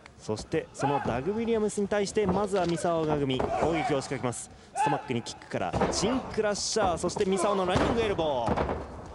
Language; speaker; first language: Japanese; native; Japanese